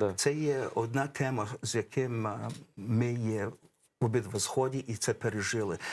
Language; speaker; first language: Ukrainian; early bilingual, heritage; English